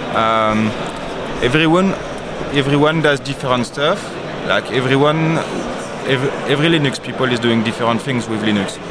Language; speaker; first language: English; non-native, learner; French